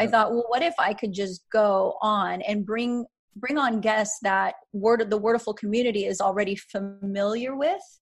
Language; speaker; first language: English; native; English